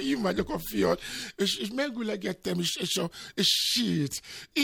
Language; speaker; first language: Hungarian; non-native, learner; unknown